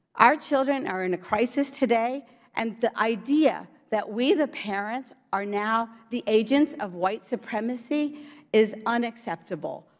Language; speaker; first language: English; early bilingual, other home language; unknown